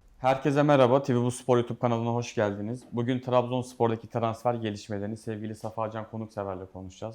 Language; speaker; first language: Turkish; native; Turkish